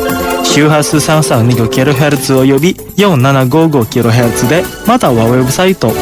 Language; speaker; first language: Japanese; non-native, fluent; Indonesian